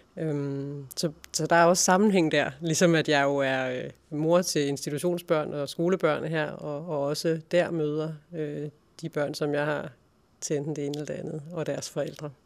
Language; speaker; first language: Danish; native; Danish